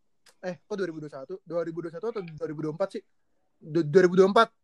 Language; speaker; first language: Indonesian; native; Indonesian